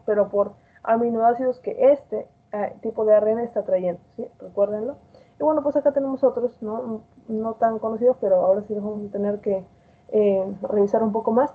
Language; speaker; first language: Spanish; native; Spanish